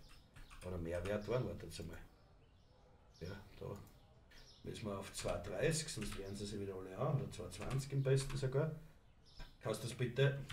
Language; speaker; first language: German; native; German